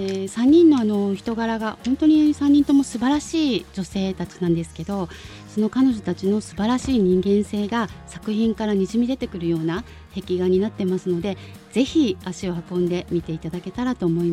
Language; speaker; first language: Japanese; native; Japanese